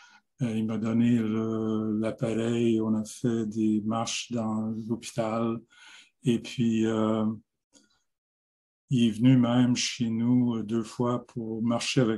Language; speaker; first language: French; non-native, local second language; English